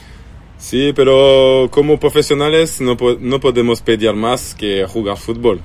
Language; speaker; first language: Spanish; non-native, learner; French